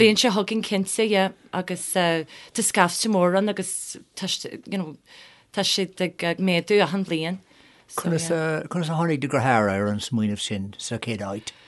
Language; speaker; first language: Irish; non-native, local second language; English